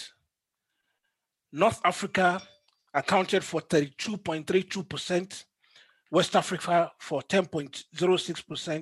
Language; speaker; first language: English; non-native, local second language; Yoruba